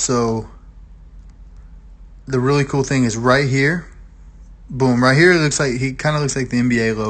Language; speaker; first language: English; native; English